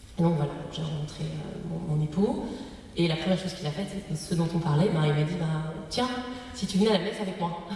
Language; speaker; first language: French; native; French